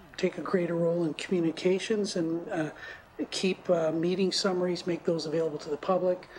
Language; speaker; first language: English; native; English